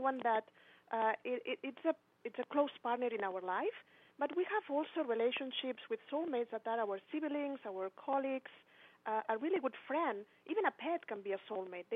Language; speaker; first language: English; non-native, fluent; Spanish